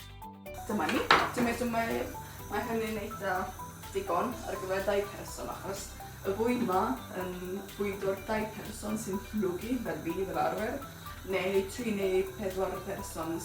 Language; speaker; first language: Welsh; non-native, learner; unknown